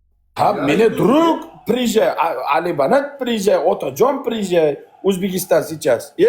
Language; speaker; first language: Russian; non-native, learner; Uzbek